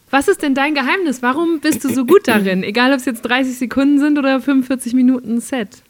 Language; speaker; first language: German; native; German